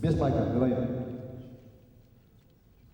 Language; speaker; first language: Russian; non-native, learner; Italian